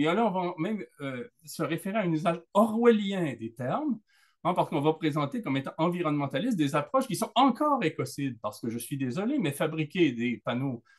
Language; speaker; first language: French; native; French